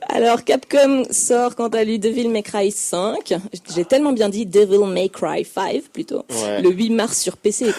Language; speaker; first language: French; native; French